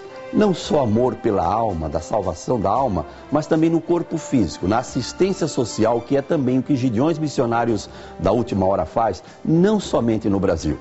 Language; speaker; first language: Portuguese; native; Portuguese